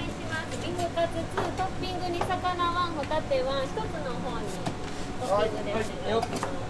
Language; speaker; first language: Japanese; native; Japanese